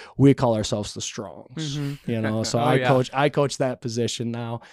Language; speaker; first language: English; native; English